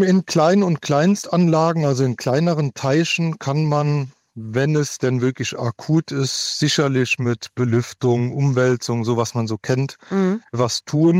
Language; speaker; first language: German; native; German